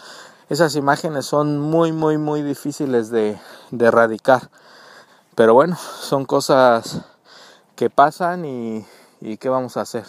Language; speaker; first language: Spanish; native; Spanish